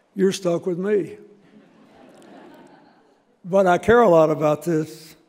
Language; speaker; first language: English; native; English